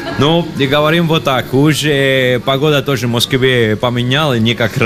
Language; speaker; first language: Russian; non-native, learner; Italian